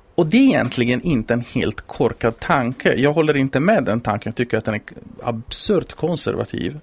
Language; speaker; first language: Swedish; non-native, fluent; Italian